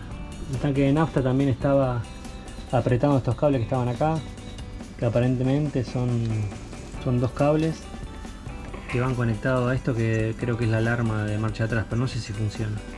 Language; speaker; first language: Spanish; native; Spanish